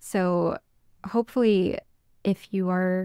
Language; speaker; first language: English; native; English